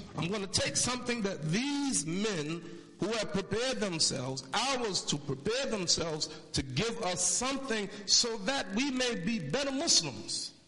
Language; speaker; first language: English; native; English